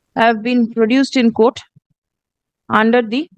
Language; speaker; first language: English; non-native, local second language; Bangla